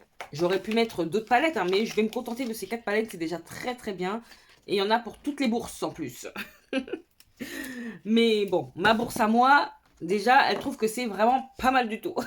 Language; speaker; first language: French; native; French